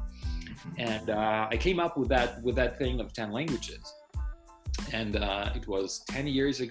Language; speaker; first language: English; non-native, fluent; Russian